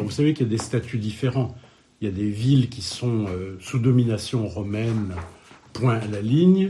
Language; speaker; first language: French; native; French